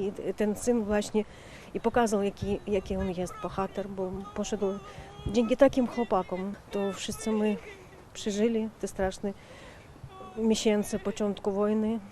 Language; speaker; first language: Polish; non-native, learner; Ukrainian